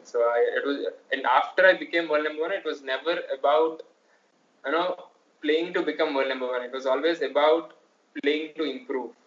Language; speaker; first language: English; non-native, local second language; Telugu